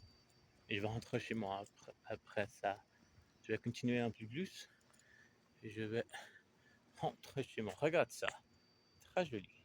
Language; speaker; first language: French; non-native, learner; Portuguese